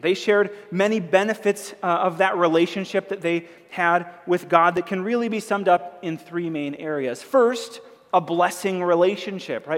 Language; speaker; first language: English; native; English